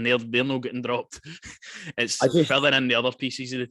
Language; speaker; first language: English; native; English